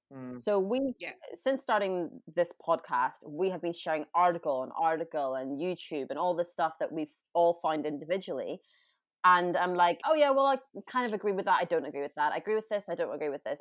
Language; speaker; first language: English; native; English